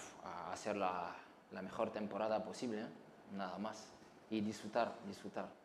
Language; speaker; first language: Spanish; non-native, learner; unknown